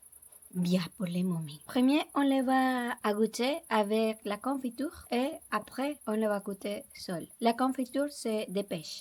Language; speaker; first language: French; non-native, learner; Spanish